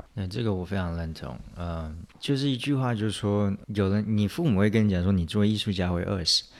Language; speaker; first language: Chinese; native; Chinese